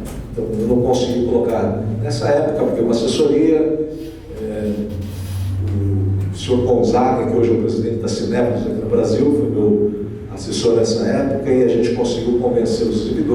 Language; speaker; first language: Portuguese; native; Portuguese